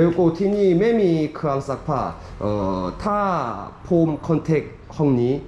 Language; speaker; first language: Thai; non-native, learner; Korean